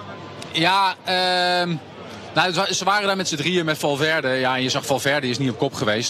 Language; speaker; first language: Dutch; native; Dutch